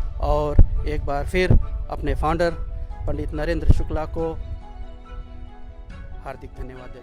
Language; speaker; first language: Hindi; native; Hindi